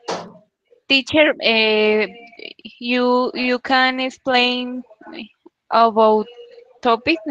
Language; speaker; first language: English; non-native, learner; Spanish